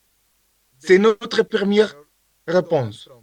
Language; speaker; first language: French; non-native, learner; Spanish